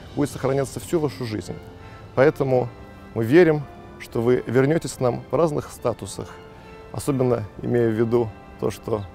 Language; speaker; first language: Russian; native; Russian